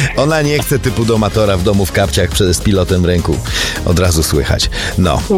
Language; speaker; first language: Polish; native; Polish